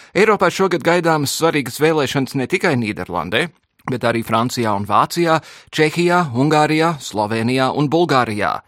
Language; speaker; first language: Latvian; early bilingual, heritage; Latvian